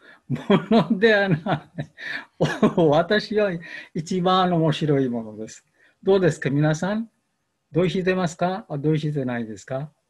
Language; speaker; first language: Japanese; non-native, learner; Bangla